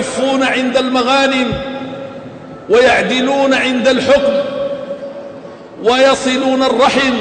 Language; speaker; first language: Arabic; native; Arabic